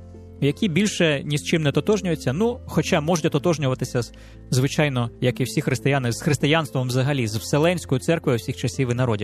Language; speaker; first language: Ukrainian; native; Ukrainian